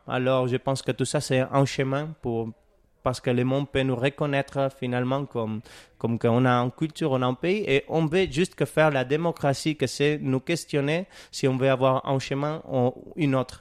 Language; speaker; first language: French; non-native, learner; Catalan